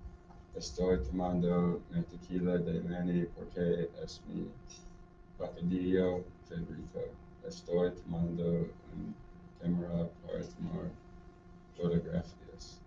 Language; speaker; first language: Spanish; non-native, learner; English